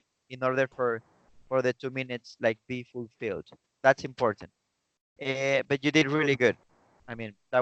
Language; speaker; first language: English; non-native, fluent; Spanish